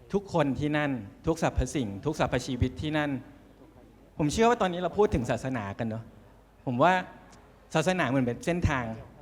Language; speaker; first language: Thai; native; Thai